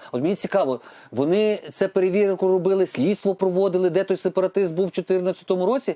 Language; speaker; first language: Ukrainian; native; Ukrainian